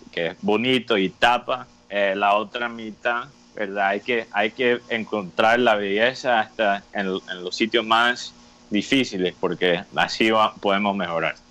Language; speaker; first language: Spanish; non-native, fluent; English